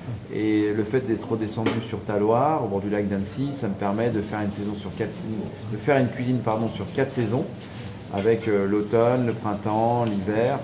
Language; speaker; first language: French; native; French